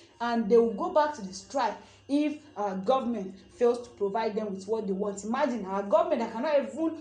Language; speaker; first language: Nigerian Pidgin; non-native, local second language; Yoruba